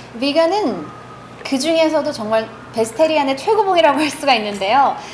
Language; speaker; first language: Korean; native; Korean